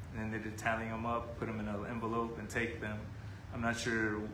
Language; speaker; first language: English; native; English